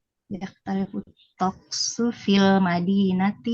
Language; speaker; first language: Arabic; non-native, learner; Indonesian